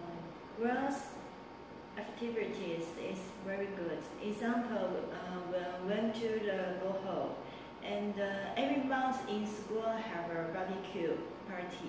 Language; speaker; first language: English; non-native, learner; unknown